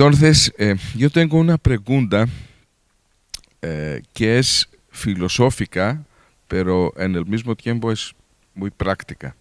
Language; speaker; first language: Spanish; non-native, learner; Greek